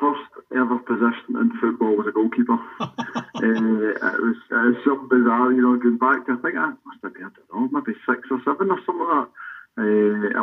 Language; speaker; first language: English; native; English